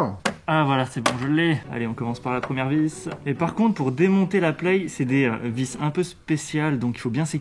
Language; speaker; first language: French; native; French